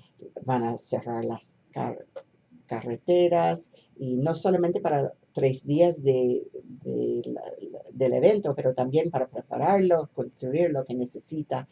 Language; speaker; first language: Spanish; non-native, fluent; English